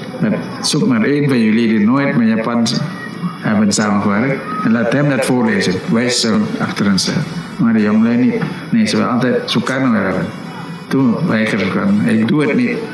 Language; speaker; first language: Dutch; non-native, local second language; Minangkabau